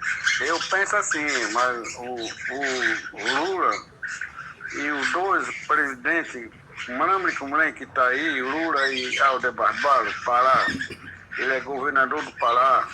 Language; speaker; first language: Portuguese; non-native, local second language; Kayapó